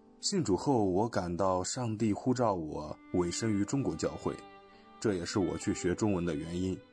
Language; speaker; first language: Chinese; non-native, fluent; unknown